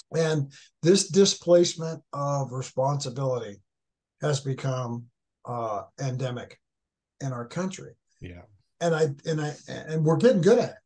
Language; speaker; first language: English; native; English